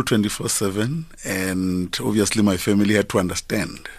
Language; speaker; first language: English; non-native, local second language; Northern Sotho